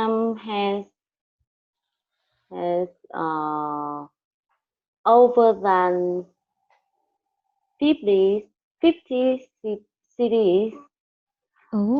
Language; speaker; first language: English; non-native, learner; Vietnamese